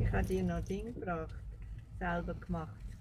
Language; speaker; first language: German; native; German